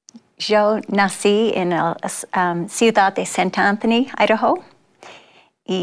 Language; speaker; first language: Spanish; non-native, fluent; English